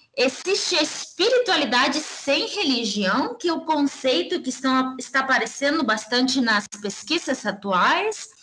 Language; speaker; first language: Portuguese; early bilingual, heritage; Spanish